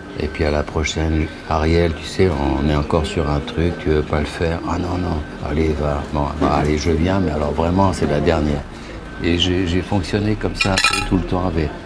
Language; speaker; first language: French; early bilingual, other home language; Spanish